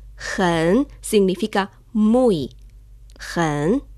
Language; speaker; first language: Spanish; non-native, fluent; Chinese